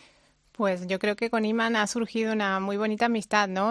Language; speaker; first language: Spanish; native; Spanish